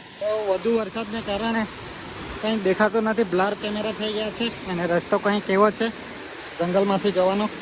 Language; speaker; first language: Gujarati; native; Gujarati